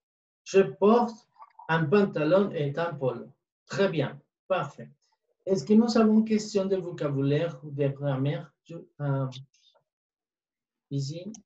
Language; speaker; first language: French; non-native, learner; Spanish